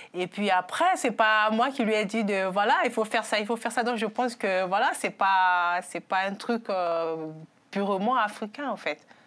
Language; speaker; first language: French; non-native, local second language; Sango